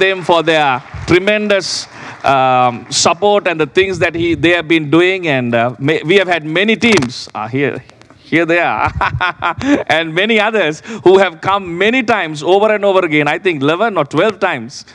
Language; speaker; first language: English; non-native, local second language; Sinhala